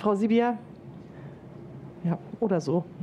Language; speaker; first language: German; native; German